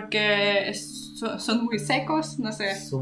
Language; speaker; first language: Spanish; non-native, learner; Russian